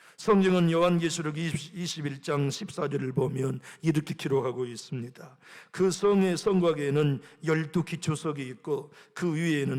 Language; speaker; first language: Korean; native; Korean